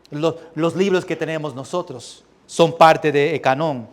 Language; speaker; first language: Spanish; early bilingual, heritage; Spanish